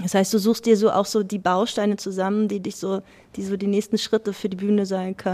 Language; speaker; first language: German; native; German